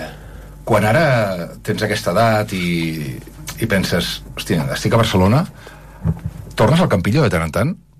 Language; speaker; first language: Catalan; native; Catalan